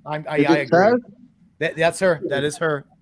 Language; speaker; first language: English; native; English